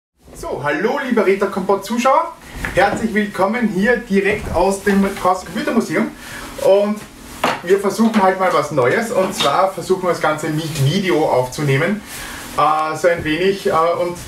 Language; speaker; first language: German; native; German